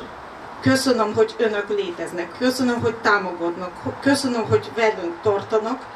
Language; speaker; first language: Hungarian; non-native, fluent; Ukrainian